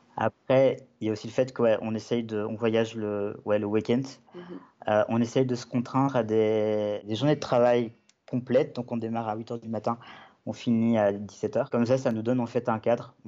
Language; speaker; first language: French; native; French